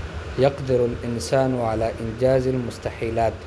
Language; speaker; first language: Arabic; non-native, fluent; Urdu